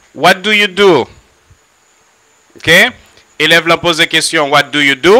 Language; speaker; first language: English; non-native, fluent; Haitian Creole